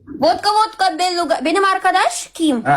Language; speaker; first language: Turkish; non-native, learner; Russian